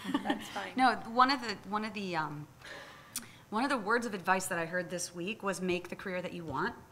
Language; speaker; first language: English; native; English